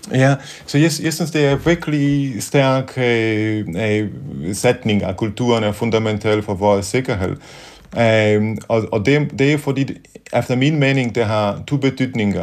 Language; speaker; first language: Danish; non-native, fluent; Polish